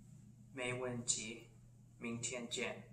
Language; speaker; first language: Chinese; non-native, learner; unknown